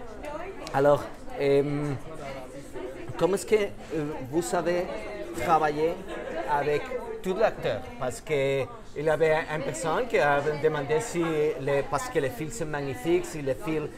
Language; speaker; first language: French; non-native, fluent; Spanish